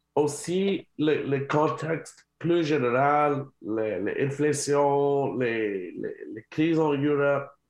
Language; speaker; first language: French; non-native, learner; English